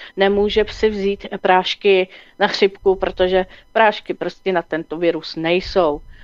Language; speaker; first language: Czech; native; Czech